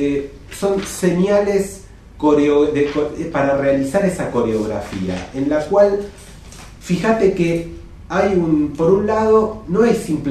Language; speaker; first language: Spanish; native; Spanish